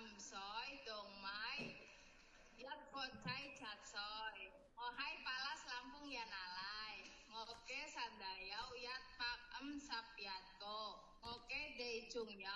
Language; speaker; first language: Cantonese; non-native, learner; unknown